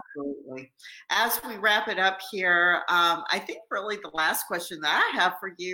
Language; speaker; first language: English; native; English